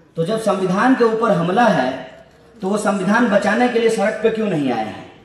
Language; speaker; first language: Hindi; native; Hindi